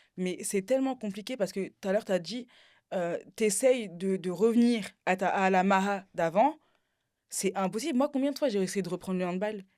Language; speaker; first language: French; native; French